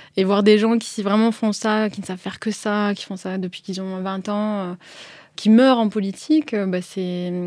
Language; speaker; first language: French; early bilingual, other home language; Arabic